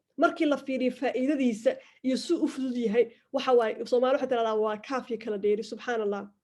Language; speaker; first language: Somali; early bilingual, heritage; Somali